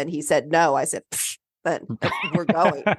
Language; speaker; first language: English; native; English